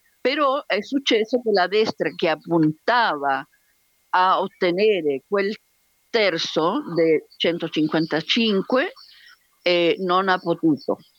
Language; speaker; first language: Italian; non-native, fluent; Spanish